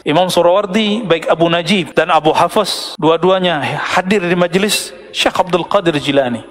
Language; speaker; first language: Malay; non-native, local second language; Minangkabau